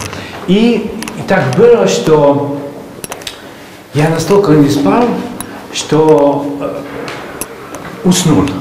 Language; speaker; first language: Russian; non-native, fluent; Hungarian